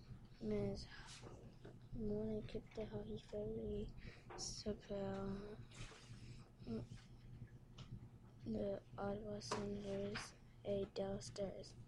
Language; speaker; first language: French; non-native, learner; English